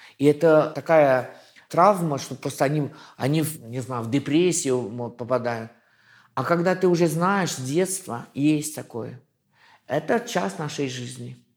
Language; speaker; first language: Russian; non-native, fluent; French